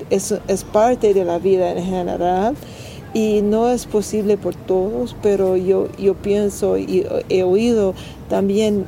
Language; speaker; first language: Spanish; non-native, learner; English